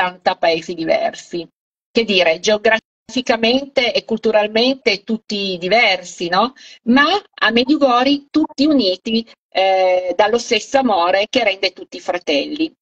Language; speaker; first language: Italian; native; Italian